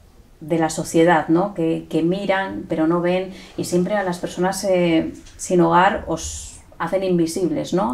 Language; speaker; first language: Spanish; native; Spanish